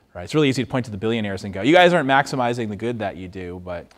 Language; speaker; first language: English; native; English